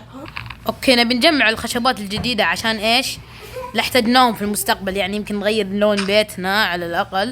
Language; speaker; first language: Arabic; native; Arabic